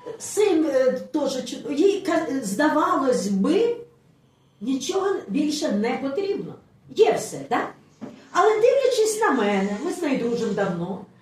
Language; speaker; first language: Ukrainian; non-native, local second language; Russian